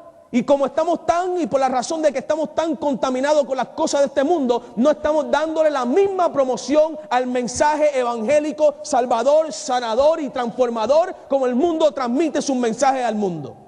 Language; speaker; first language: Spanish; native; Spanish